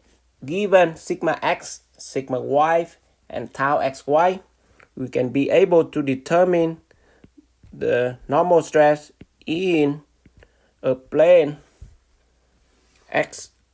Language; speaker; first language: English; non-native, fluent; Vietnamese